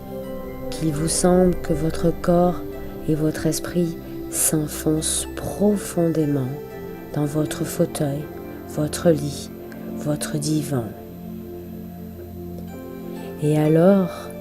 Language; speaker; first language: French; native; French